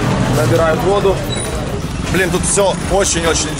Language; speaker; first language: Russian; native; Russian